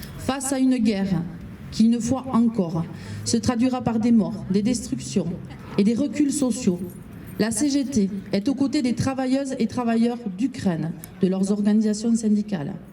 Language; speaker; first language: French; native; French